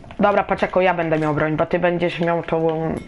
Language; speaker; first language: Polish; native; Polish